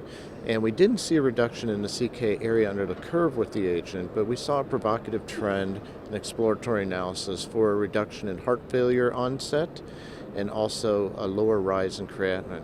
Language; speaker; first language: English; native; English